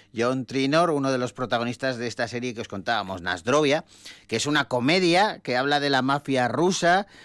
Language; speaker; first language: Spanish; native; Spanish